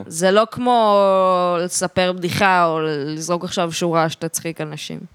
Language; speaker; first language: Hebrew; native; Hebrew